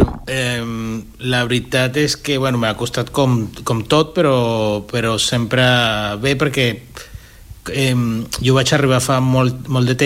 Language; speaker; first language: Catalan; non-native, fluent; Spanish